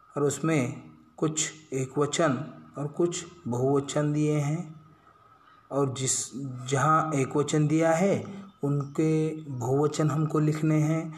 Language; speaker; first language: Hindi; non-native, local second language; Marathi